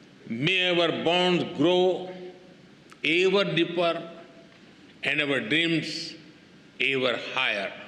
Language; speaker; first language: English; non-native, local second language; Hindi